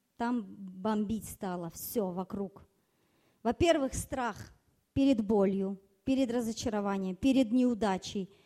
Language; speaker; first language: Russian; early bilingual, other home language; German